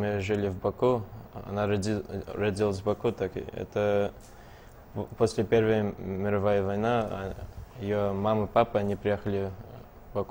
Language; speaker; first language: Russian; early bilingual, heritage; Russian